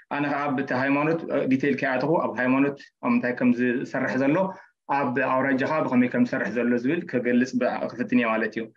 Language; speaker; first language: Tigrinya; native; Tigrinya